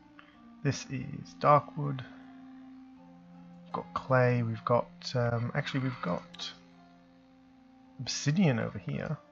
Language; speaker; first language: English; native; English